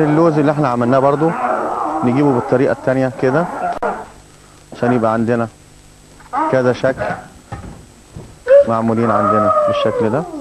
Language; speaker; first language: Arabic; native; Arabic